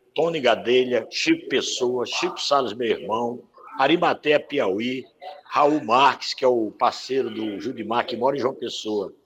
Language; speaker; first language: Portuguese; native; Portuguese